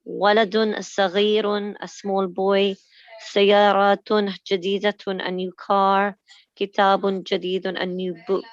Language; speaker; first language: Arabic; non-native, learner; English